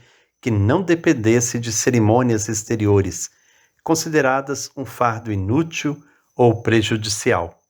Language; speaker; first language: Portuguese; native; Portuguese